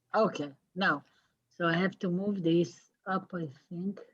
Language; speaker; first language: English; non-native, fluent; Hebrew